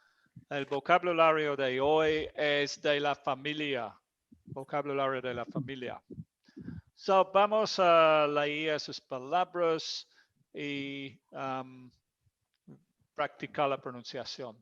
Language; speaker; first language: Spanish; non-native, fluent; English